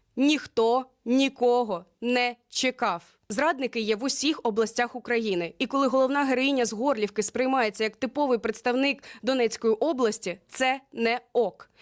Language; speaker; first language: Ukrainian; native; Ukrainian